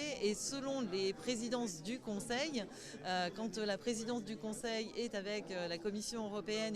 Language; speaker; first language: French; native; French